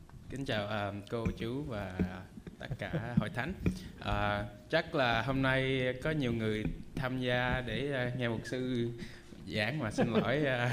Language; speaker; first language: Vietnamese; early bilingual, heritage; Vietnamese